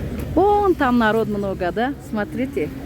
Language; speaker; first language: Russian; non-native, local second language; Tajik